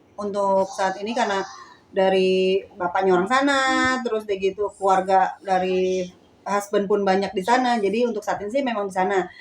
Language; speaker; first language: Indonesian; native; Indonesian